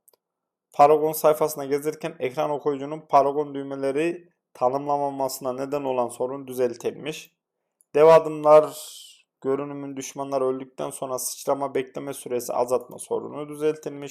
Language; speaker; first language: Turkish; native; Turkish